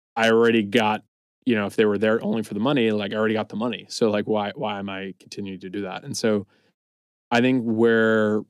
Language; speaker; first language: English; native; English